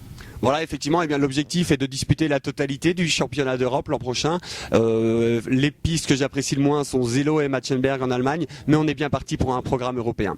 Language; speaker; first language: French; native; French